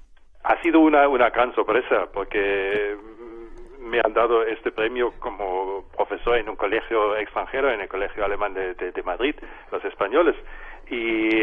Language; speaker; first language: Spanish; non-native, fluent; German